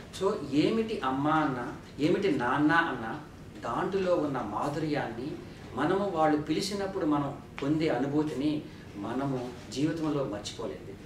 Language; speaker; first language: Telugu; native; Telugu